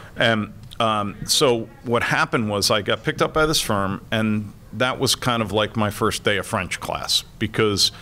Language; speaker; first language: English; native; English